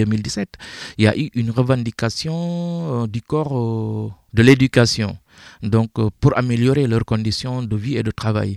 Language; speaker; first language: French; non-native, local second language; Fula